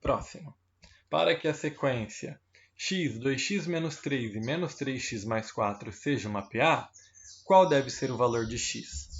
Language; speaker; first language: Portuguese; native; Portuguese